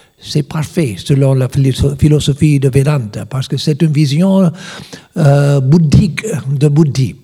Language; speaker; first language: French; non-native, learner; English